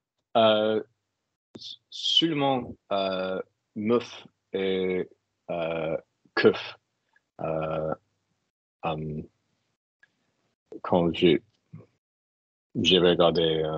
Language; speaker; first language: French; non-native, learner; English